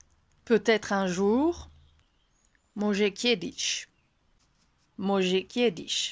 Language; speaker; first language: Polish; non-native, learner; Hungarian